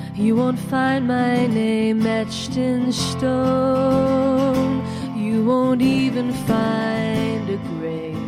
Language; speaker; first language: English; native; English